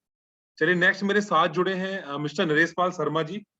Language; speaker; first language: Hindi; native; Hindi